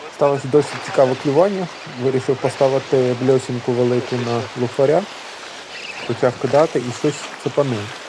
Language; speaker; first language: Ukrainian; native; Ukrainian